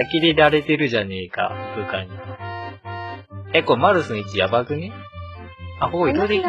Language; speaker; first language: Japanese; native; Japanese